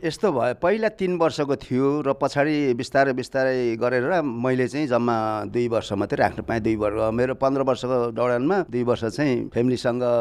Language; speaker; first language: Nepali; non-native, local second language; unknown